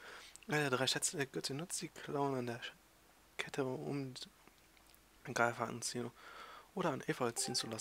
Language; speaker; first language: German; native; German